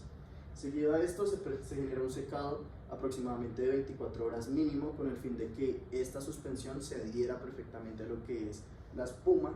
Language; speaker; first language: Spanish; native; Spanish